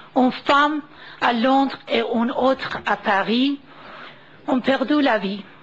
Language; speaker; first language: French; non-native, fluent; Persian